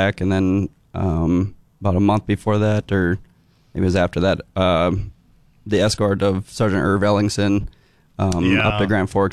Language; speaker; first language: English; native; English